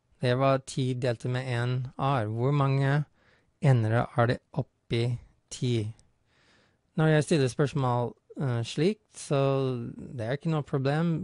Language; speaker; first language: Norwegian; non-native, fluent; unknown